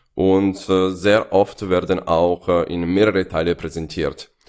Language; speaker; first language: German; non-native, fluent; Italian